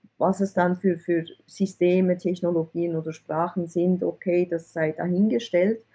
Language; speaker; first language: German; early bilingual, other home language; Persian